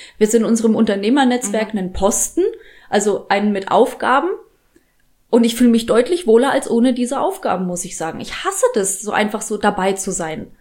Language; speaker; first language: German; early bilingual, other home language; Polish